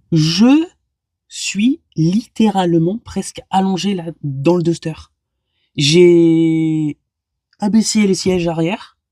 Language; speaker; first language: French; native; French